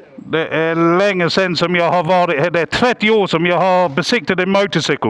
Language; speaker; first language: Swedish; non-native, fluent; English